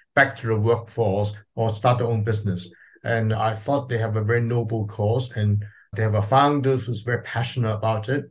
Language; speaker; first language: English; non-native, local second language; Cantonese